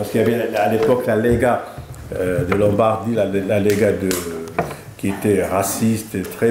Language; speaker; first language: French; non-native, local second language; Arabic